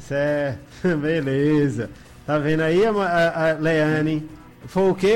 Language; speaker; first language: Portuguese; native; Portuguese